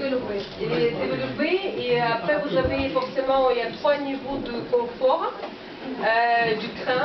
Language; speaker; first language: French; non-native, fluent; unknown